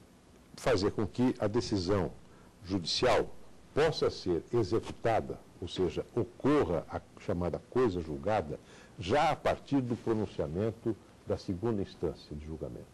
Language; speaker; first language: Portuguese; native; Portuguese